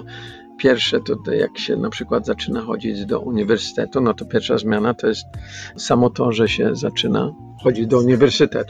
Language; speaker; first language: Polish; early bilingual, heritage; Polish